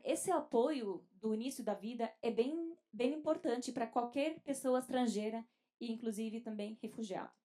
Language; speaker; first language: Portuguese; non-native, fluent; Arabic